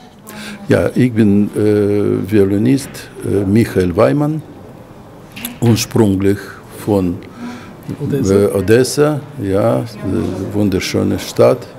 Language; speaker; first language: German; non-native, learner; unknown